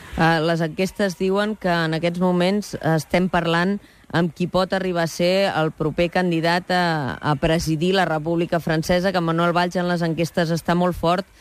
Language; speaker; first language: Catalan; native; Catalan